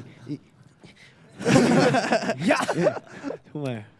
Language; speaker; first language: Korean; non-native, fluent; Cantonese